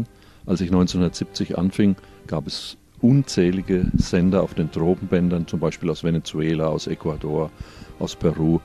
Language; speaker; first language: German; native; German